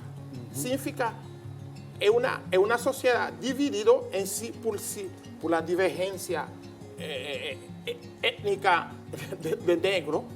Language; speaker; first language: Spanish; non-native, learner; Haitian Creole